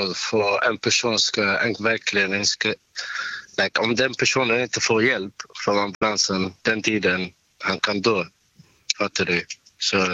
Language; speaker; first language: Swedish; non-native, fluent; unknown